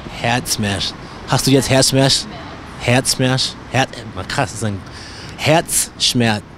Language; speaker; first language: German; non-native, learner; English